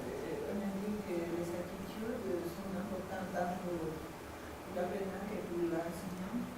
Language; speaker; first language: French; non-native, fluent; Spanish